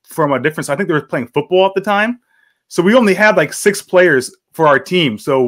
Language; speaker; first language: English; native; English